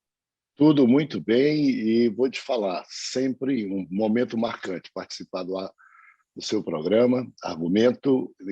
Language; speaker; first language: Portuguese; native; Portuguese